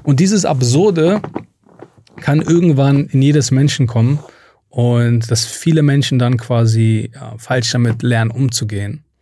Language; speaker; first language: German; native; German